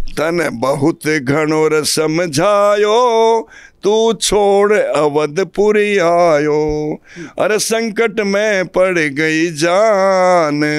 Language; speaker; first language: Hindi; native; Hindi